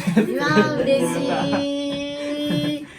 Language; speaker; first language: Japanese; native; Japanese